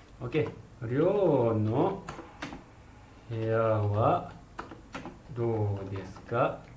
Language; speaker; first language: Japanese; non-native, learner; Malay